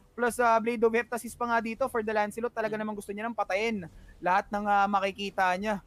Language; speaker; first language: Filipino; native; Filipino